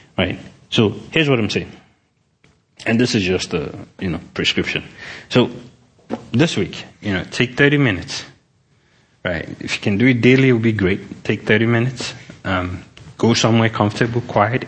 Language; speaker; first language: English; non-native, local second language; Yoruba